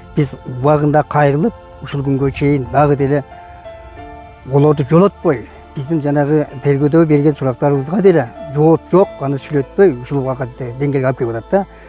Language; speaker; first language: Kyrgyz; native; Kyrgyz